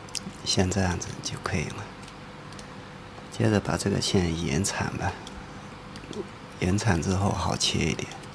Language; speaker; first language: Chinese; native; Chinese